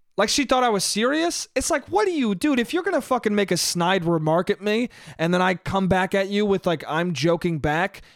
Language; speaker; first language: English; native; English